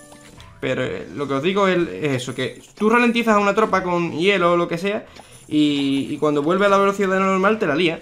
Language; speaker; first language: Spanish; native; Spanish